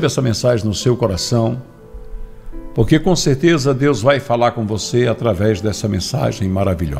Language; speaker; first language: Portuguese; native; Portuguese